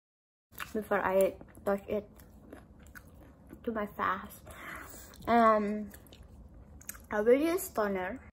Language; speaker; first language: English; non-native, learner; Indonesian